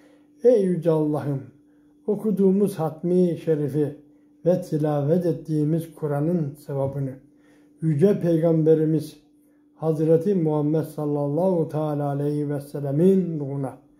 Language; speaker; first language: Turkish; native; Turkish